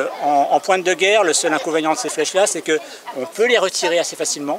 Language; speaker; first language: French; native; French